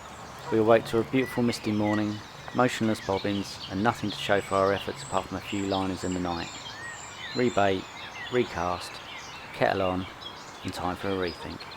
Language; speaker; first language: English; native; English